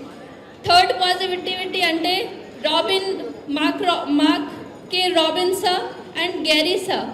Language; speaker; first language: Telugu; non-native, learner; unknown